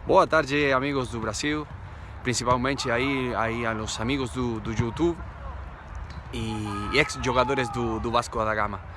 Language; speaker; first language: Portuguese; non-native, fluent; Spanish